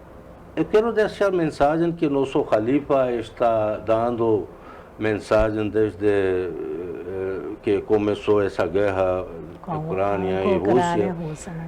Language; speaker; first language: Portuguese; non-native, fluent; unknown